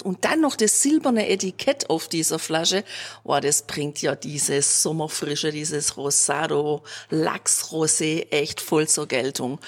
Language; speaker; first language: German; native; German